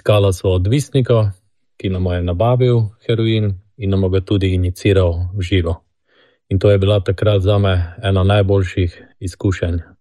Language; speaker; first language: Slovenian; native; Slovenian